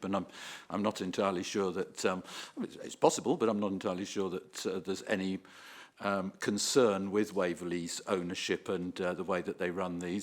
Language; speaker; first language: English; native; English